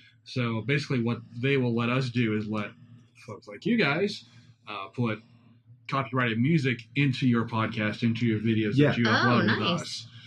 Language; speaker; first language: English; native; English